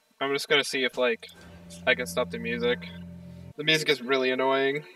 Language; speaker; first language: English; native; English